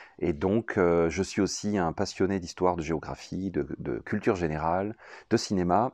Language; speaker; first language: French; native; French